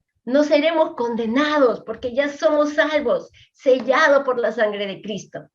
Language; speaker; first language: Spanish; native; Spanish